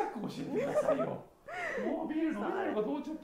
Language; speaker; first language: Japanese; native; Japanese